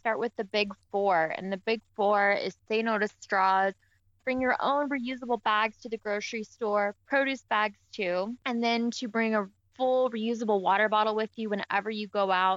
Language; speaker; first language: English; native; English